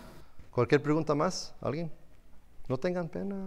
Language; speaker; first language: Spanish; non-native, fluent; English